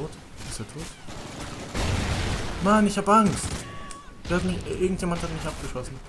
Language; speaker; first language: German; native; German